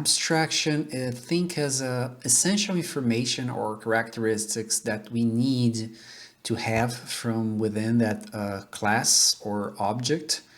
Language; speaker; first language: English; non-native, fluent; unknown